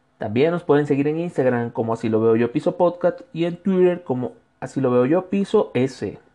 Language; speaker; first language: Spanish; native; Spanish